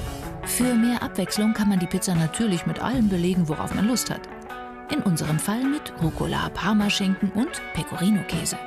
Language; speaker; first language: German; native; German